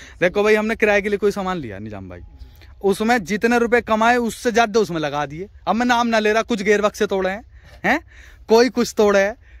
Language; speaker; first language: Hindi; native; Hindi